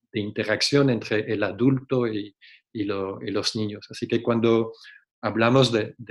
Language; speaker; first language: Spanish; non-native, fluent; French